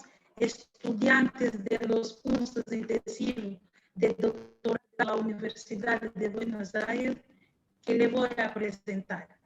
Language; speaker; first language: Spanish; non-native, fluent; Portuguese